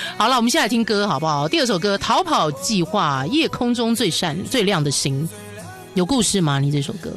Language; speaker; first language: Chinese; native; Chinese